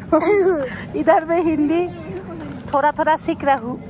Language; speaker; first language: Hindi; non-native, learner; Bangla